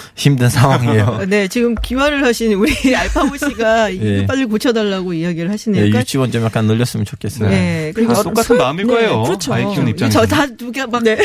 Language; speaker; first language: Korean; non-native, fluent; Turkish